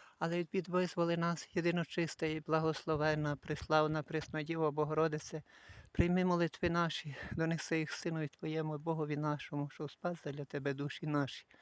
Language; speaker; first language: Ukrainian; native; Ukrainian